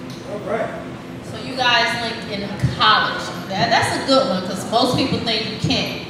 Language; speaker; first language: English; native; English